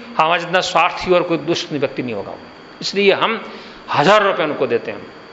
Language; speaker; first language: Hindi; non-native, local second language; Gujarati